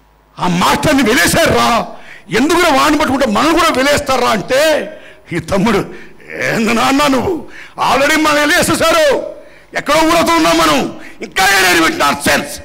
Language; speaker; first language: Telugu; native; Telugu